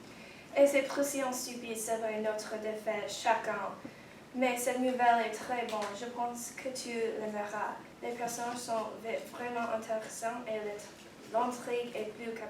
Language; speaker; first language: French; non-native, learner; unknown